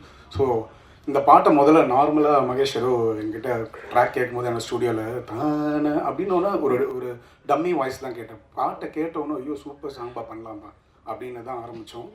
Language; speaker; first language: Tamil; native; Tamil